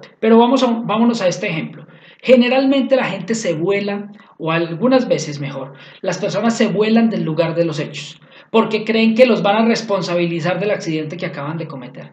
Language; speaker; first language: Spanish; native; Spanish